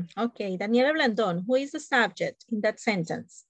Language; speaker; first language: English; non-native, learner; Spanish